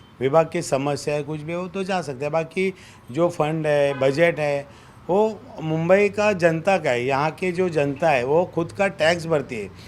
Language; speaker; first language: Hindi; non-native, local second language; Marathi